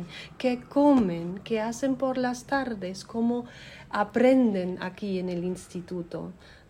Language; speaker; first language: Spanish; non-native, fluent; German